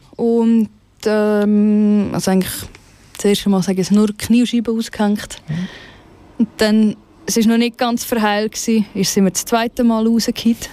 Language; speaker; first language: German; native; German